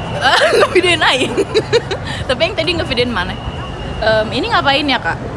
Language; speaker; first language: Indonesian; native; Indonesian